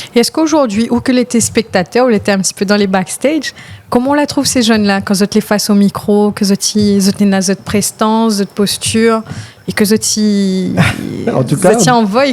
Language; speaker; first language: French; non-native, local second language; Réunion Creole French